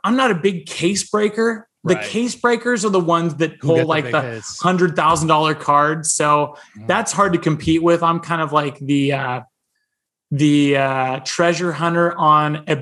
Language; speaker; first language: English; native; English